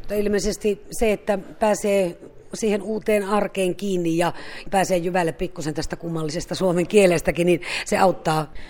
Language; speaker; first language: Finnish; native; Finnish